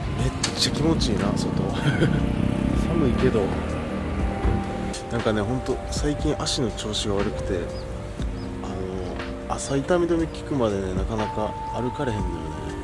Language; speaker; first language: Japanese; native; Japanese